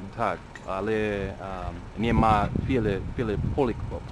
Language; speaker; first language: Polish; non-native, learner; English